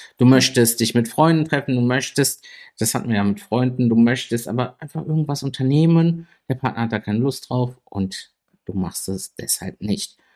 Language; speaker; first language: German; native; German